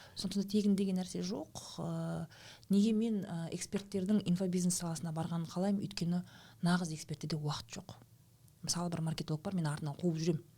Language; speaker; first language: Kazakh; native; Kazakh